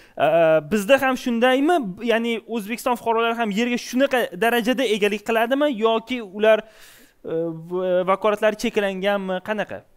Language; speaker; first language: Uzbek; native; Uzbek